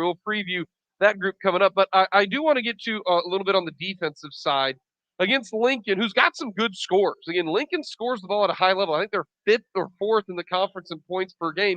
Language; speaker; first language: English; native; English